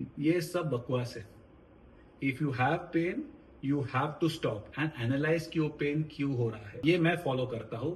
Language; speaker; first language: Hindi; non-native, local second language; Marathi